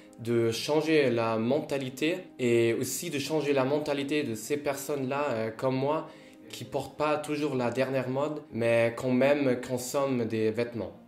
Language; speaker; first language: French; non-native, fluent; German